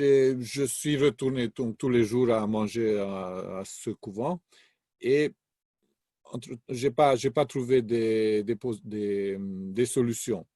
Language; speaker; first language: French; non-native, fluent; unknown